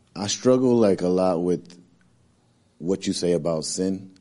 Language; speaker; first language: English; native; English